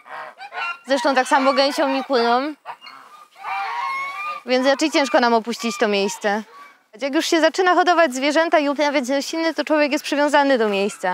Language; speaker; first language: Polish; native; Polish